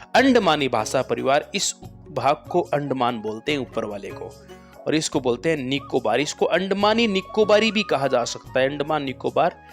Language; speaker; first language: Hindi; native; Hindi